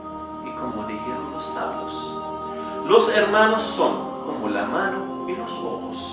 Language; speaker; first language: Spanish; non-native, fluent; Arabic